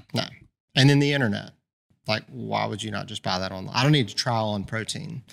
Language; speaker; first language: English; native; English